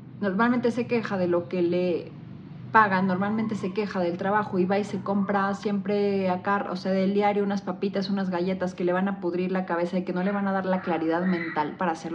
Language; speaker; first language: Spanish; native; Spanish